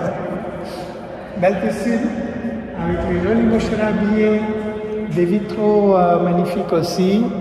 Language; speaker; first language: French; non-native, fluent; Hindi